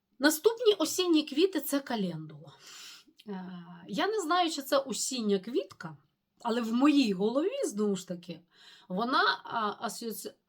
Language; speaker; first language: Ukrainian; non-native, local second language; Russian